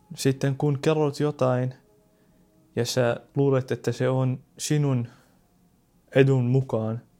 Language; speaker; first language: Finnish; non-native, fluent; Arabic